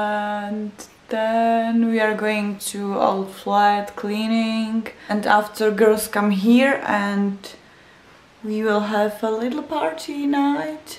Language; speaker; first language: English; non-native, learner; Czech